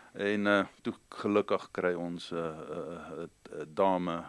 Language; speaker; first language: Afrikaans; native; Afrikaans